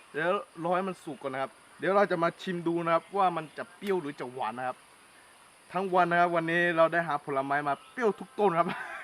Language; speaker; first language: Thai; non-native, local second language; Akha